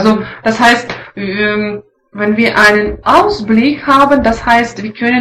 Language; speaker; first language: German; non-native, learner; Russian